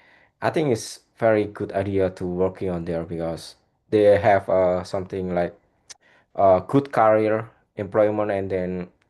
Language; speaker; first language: English; non-native, learner; Indonesian